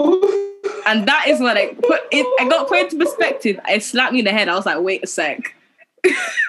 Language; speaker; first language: English; native; English